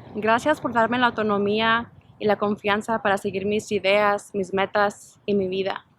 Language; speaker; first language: Spanish; early bilingual, heritage; Spanish